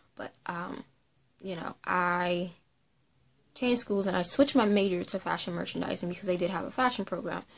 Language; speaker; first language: English; native; English